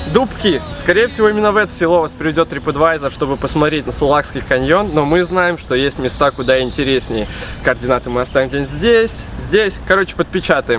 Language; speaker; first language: Russian; native; Russian